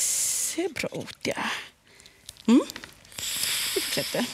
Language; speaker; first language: Swedish; non-native, fluent; Spanish